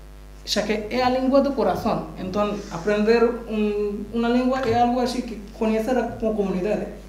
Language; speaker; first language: Galician; non-native, learner; Bangla